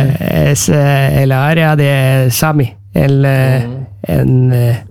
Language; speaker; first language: Spanish; non-native, learner; Norwegian